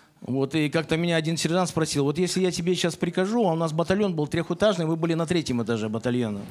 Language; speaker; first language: Russian; native; Russian